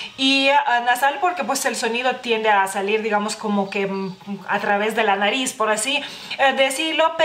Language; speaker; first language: Spanish; non-native, fluent; Lithuanian